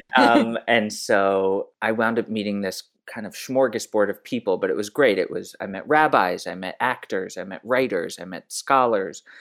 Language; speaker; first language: English; early bilingual, other home language; French